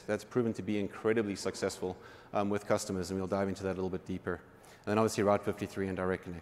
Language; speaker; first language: English; native; English